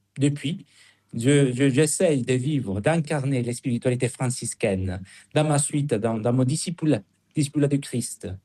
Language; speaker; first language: French; non-native, fluent; Spanish